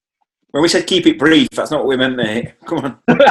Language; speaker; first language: English; native; English